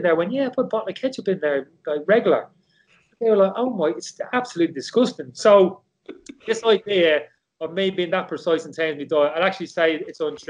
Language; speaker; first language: English; native; English